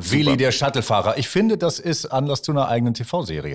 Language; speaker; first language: German; native; German